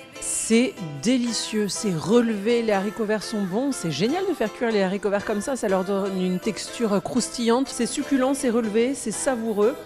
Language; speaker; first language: French; native; French